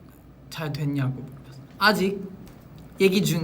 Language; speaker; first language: Korean; non-native, local second language; Filipino